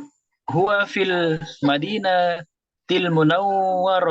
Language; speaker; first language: Arabic; non-native, learner; Indonesian